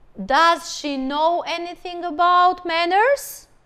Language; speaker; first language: English; non-native, fluent; Albanian